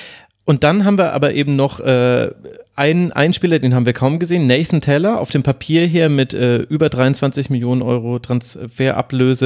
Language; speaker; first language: German; native; German